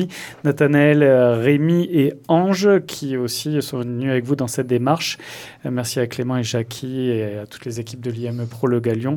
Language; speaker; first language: French; native; French